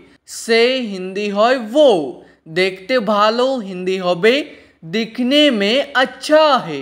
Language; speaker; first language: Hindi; non-native, local second language; Bangla